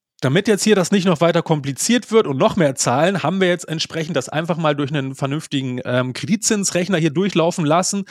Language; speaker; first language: German; native; German